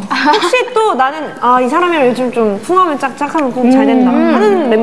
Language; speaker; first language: Korean; native; Korean